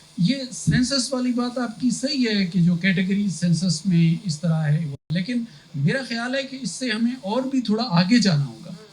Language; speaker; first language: Urdu; non-native, local second language; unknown